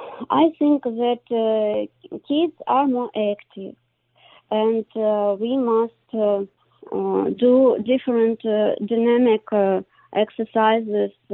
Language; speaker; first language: English; non-native, learner; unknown